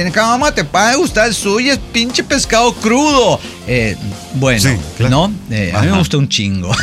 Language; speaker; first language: Spanish; native; Spanish